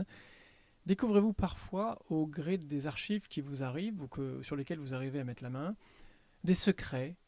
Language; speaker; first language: French; native; French